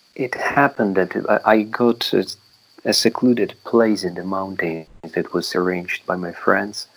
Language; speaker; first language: English; non-native, fluent; Polish